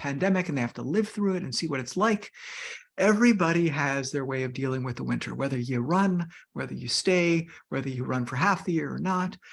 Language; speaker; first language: English; native; English